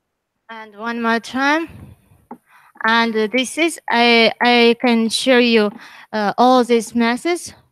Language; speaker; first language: English; non-native, learner; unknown